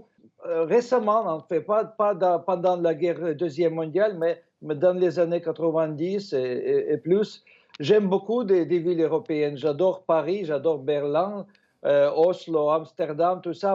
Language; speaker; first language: French; non-native, fluent; Ukrainian